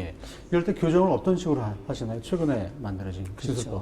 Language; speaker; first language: Korean; native; Korean